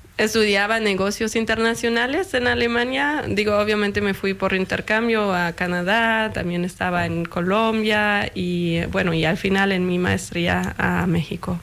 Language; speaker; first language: Spanish; non-native, fluent; German